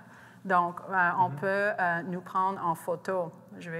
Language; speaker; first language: French; non-native, local second language; English